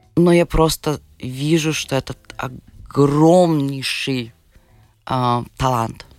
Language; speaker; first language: Russian; non-native, fluent; Lithuanian